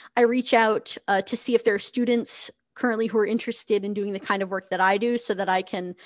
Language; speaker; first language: English; native; English